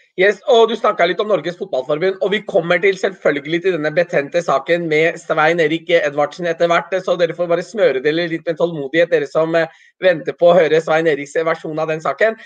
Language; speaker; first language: Norwegian; early bilingual, other home language; Urdu